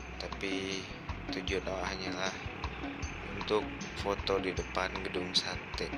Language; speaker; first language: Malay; non-native, local second language; Minangkabau